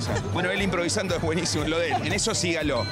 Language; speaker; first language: Spanish; native; Spanish